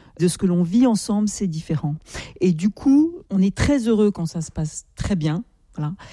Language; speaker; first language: French; native; French